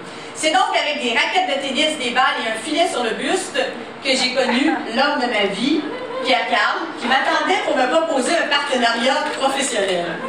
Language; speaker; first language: French; native; French